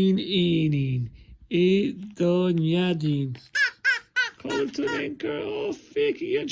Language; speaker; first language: Irish; non-native, local second language; English